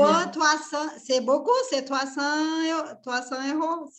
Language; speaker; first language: French; non-native, fluent; Portuguese